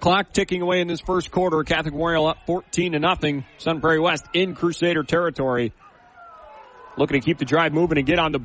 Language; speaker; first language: English; native; English